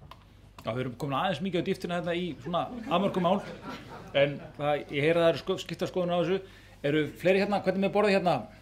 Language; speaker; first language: Icelandic; native; Icelandic